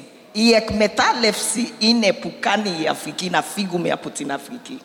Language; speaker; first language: Greek; non-native, learner; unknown